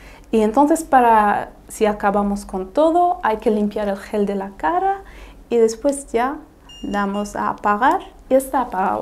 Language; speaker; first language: Spanish; non-native, fluent; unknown